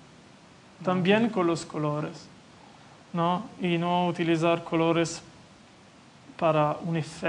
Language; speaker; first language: Spanish; non-native, fluent; Italian